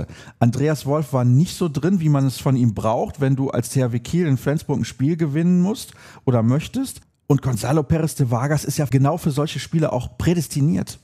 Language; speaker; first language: German; native; German